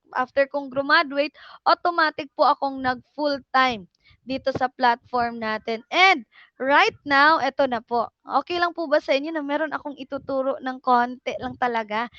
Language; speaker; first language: Filipino; non-native, local second language; Cebuano